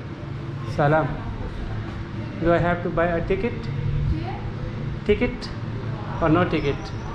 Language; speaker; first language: English; non-native, local second language; Urdu